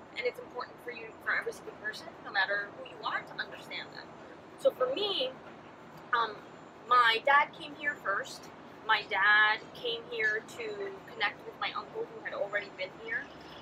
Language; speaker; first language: English; native; English